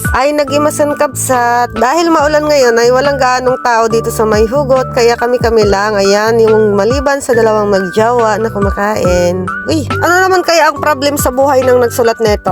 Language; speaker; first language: Filipino; non-native, local second language; Iloko